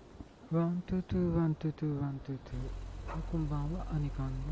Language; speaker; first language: Japanese; native; Japanese